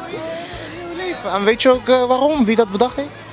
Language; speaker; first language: Dutch; native; Dutch